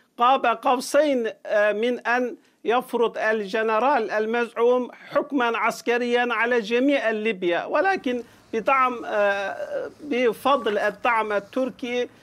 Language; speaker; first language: Arabic; non-native, fluent; Turkish